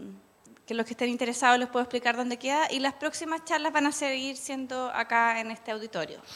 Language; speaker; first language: Spanish; native; Spanish